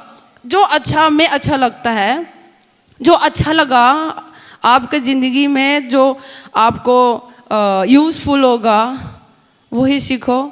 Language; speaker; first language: Hindi; non-native, local second language; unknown